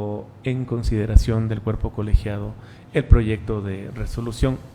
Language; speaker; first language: Spanish; native; Spanish